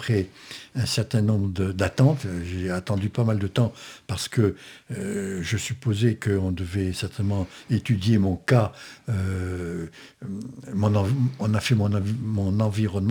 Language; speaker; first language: French; native; French